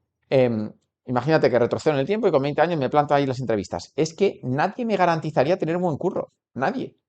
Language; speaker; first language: Spanish; native; Spanish